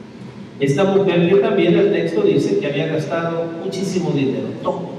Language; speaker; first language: Spanish; native; Spanish